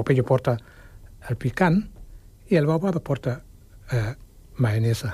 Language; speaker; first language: Catalan; non-native, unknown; Wolof